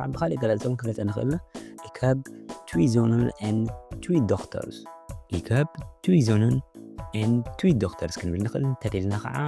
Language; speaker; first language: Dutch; non-native, fluent; Tigrinya